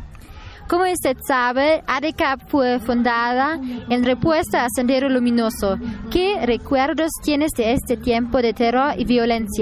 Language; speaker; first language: Spanish; non-native, learner; German